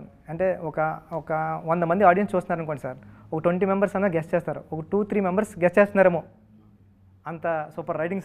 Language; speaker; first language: Telugu; native; Telugu